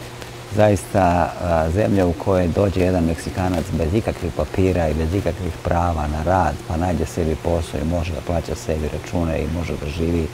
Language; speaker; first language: Croatian; native; Croatian